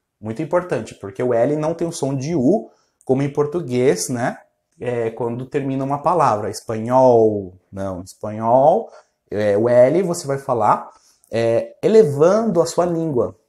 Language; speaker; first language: Portuguese; non-native, fluent; Spanish